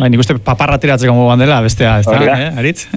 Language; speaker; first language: Basque; native; Basque